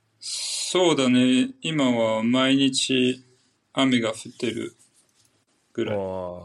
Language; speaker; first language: Japanese; non-native, fluent; French